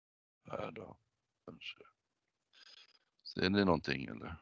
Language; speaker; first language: Swedish; native; Swedish